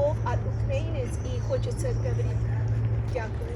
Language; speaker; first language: Russian; non-native, learner; English